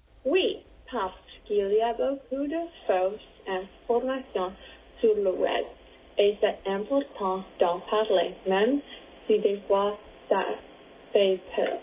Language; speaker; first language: French; non-native, learner; English